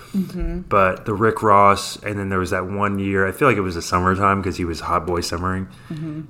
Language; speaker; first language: English; native; English